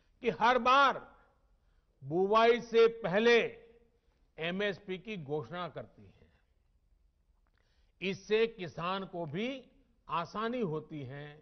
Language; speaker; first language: Hindi; non-native, local second language; Gujarati